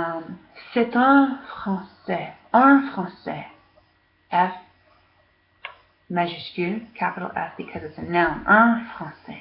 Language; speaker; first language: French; non-native, fluent; English